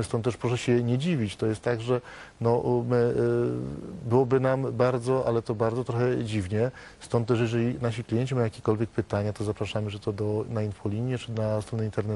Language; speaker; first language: Polish; native; Polish